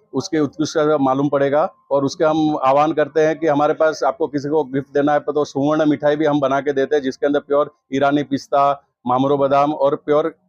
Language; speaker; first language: Hindi; non-native, local second language; Gujarati